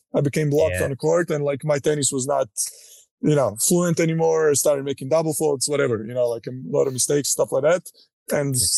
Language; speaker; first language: English; non-native, fluent; Croatian